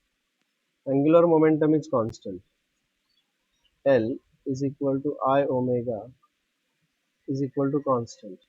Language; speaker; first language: English; non-native, local second language; Hindi